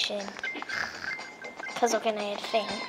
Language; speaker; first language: Welsh; native; Welsh